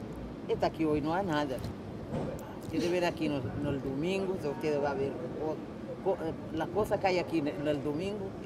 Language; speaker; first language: Spanish; non-native, fluent; Kabuverdianu